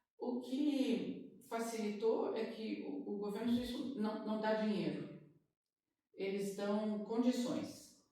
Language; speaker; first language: Portuguese; native; Portuguese